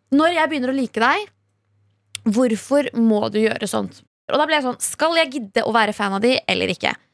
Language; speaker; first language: Norwegian; early bilingual, other home language; Kurdish